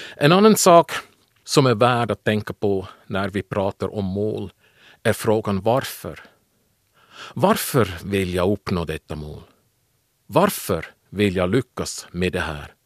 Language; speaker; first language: Swedish; non-native, fluent; German